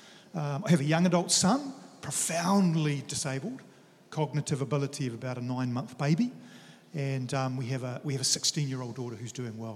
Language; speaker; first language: English; native; English